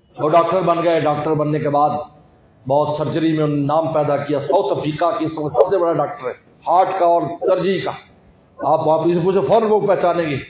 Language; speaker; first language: Urdu; non-native, local second language; Punjabi